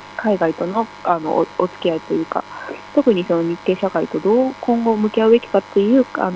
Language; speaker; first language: Japanese; native; Japanese